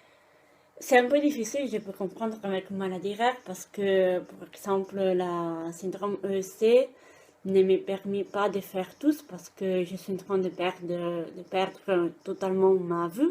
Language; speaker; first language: French; non-native, fluent; Italian